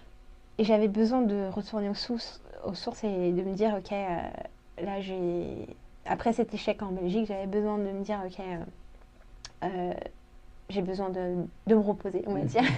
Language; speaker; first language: French; early bilingual, other home language; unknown